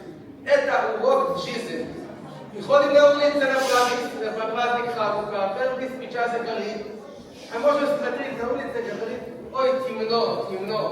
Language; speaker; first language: Russian; non-native, fluent; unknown